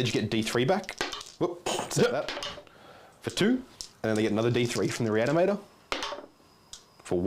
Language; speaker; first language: English; native; English